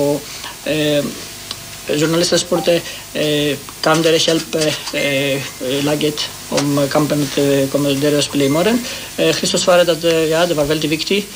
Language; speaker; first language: Swedish; non-native, learner; Greek